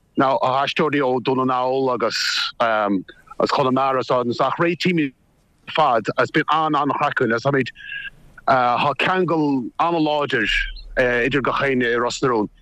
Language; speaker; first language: Irish; native; Irish